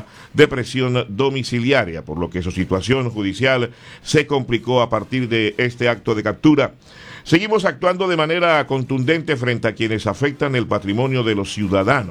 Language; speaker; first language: Spanish; native; Spanish